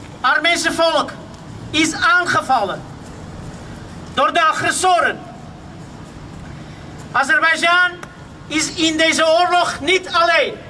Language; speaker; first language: Dutch; non-native, fluent; Armenian